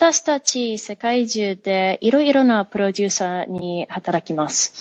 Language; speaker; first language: Japanese; non-native, learner; English